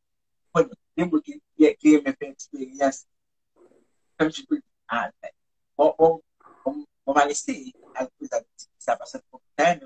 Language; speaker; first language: French; non-native, local second language; Haitian Creole